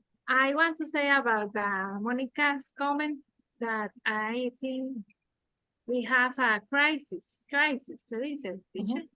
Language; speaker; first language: English; non-native, learner; Spanish